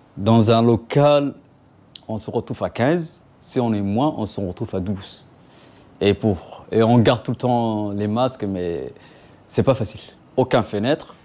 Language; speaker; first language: French; non-native, local second language; Somali